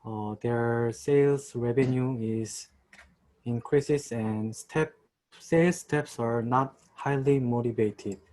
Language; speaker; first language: English; non-native, learner; Korean